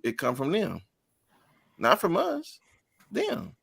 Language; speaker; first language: English; native; English